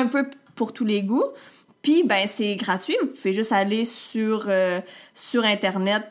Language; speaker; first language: French; native; French